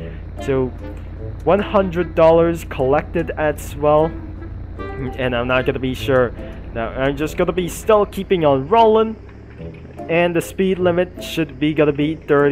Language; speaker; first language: English; non-native, learner; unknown